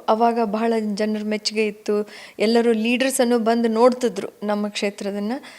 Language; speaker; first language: Kannada; native; Kannada